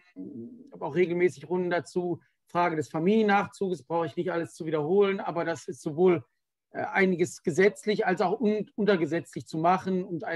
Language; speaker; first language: German; native; German